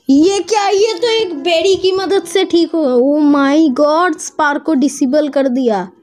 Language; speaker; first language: Hindi; non-native, local second language; Bangla